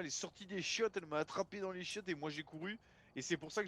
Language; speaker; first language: French; native; French